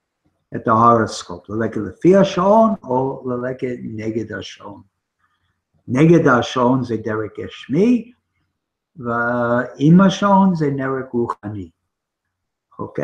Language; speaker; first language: Hebrew; non-native, fluent; English